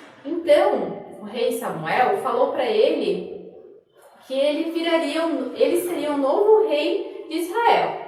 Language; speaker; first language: Portuguese; native; Portuguese